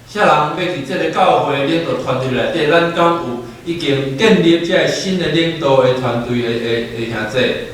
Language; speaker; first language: Chinese; native; Chinese